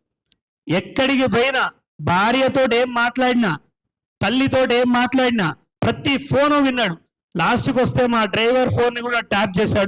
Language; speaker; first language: Telugu; native; Telugu